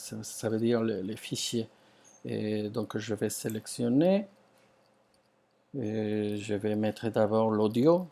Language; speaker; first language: French; non-native, fluent; Spanish